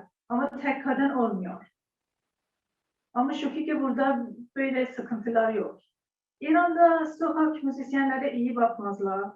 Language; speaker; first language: Turkish; non-native, learner; Persian